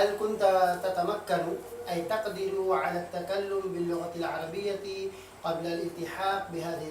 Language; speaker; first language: Arabic; non-native, fluent; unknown